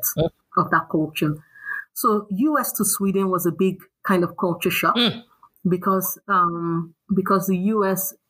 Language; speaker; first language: English; non-native, local second language; Yoruba